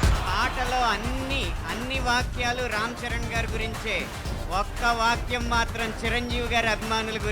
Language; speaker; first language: Telugu; native; Telugu